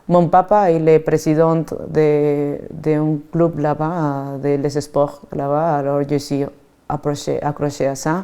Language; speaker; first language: French; non-native, fluent; Spanish